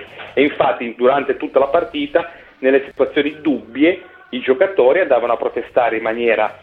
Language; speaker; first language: Italian; native; Italian